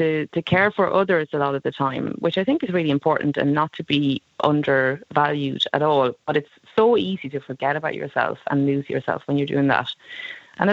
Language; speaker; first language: English; non-native, fluent; Swedish